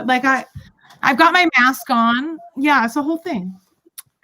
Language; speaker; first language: English; native; English